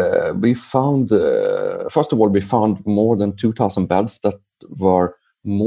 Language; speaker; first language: English; non-native, fluent; Swedish